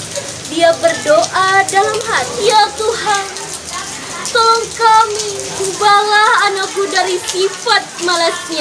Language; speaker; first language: Indonesian; non-native, local second language; Balinese